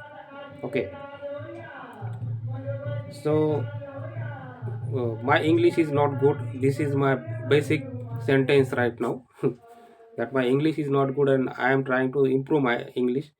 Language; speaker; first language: English; non-native, learner; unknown